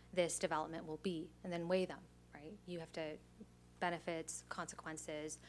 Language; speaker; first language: English; native; English